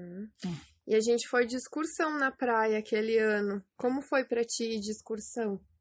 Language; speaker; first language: Portuguese; native; Portuguese